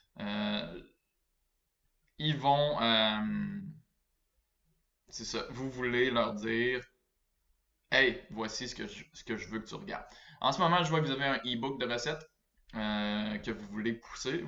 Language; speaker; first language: French; native; French